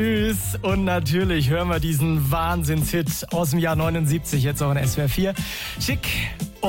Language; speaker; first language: German; native; German